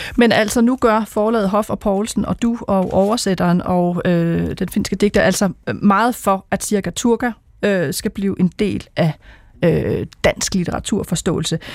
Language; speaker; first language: Danish; native; Danish